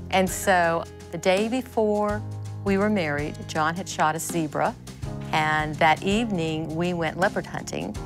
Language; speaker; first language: English; native; English